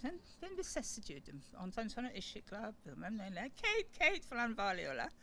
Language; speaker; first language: Turkish; non-native, learner; English